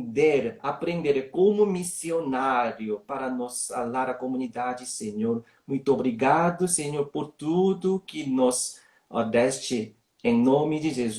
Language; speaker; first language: Portuguese; non-native, learner; Korean